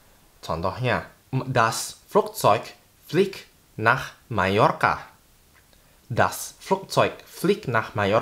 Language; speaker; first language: German; non-native, fluent; Indonesian